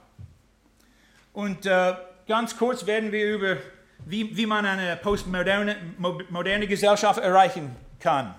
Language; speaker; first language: German; non-native, fluent; English